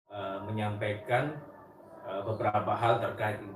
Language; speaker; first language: Indonesian; native; Indonesian